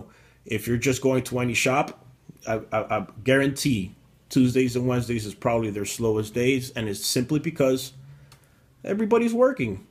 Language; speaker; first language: English; native; English